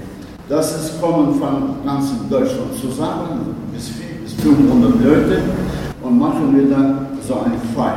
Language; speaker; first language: German; non-native, learner; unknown